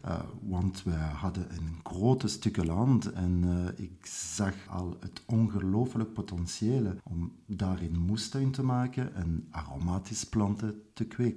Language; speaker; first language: Dutch; non-native, local second language; French